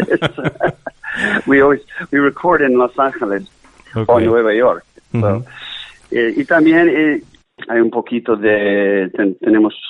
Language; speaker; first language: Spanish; non-native, learner; English